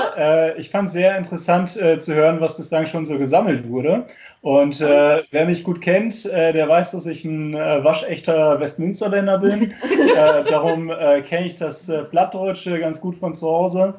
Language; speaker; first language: German; native; German